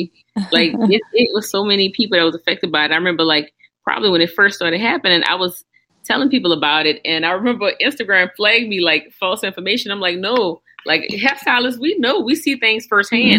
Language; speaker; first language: English; native; English